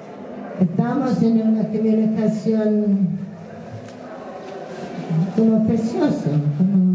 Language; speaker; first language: Spanish; non-native, fluent; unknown